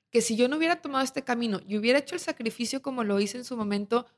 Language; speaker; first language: Spanish; native; Spanish